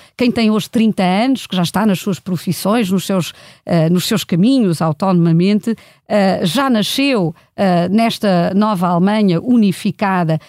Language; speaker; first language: Portuguese; non-native, fluent; German